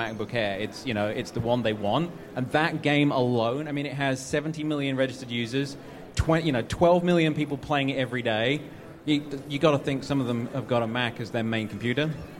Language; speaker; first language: English; native; English